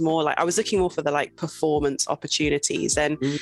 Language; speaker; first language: English; native; English